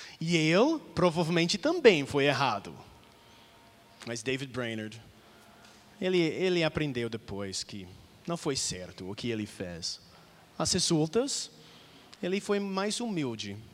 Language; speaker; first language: Portuguese; non-native, fluent; English